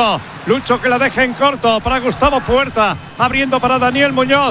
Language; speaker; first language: Spanish; native; Spanish